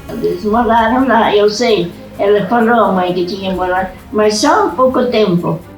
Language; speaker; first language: Portuguese; non-native, local second language; German